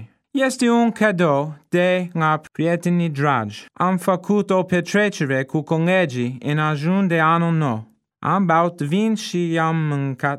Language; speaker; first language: Romanian; non-native, fluent; English